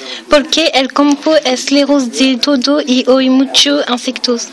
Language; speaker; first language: Spanish; non-native, learner; French